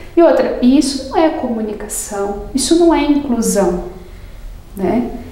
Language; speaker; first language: Portuguese; native; Portuguese